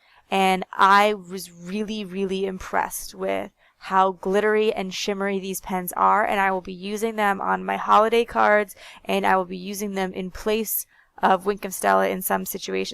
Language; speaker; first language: English; native; English